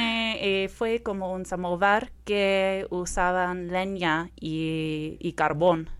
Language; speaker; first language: Spanish; early bilingual, heritage; Persian